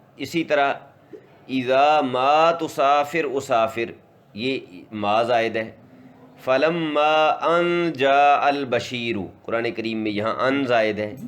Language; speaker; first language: Urdu; non-native, local second language; Punjabi